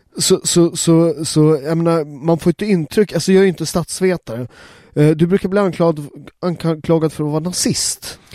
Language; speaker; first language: Swedish; native; Swedish